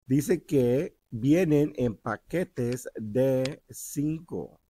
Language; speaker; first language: Spanish; early bilingual, heritage; Spanish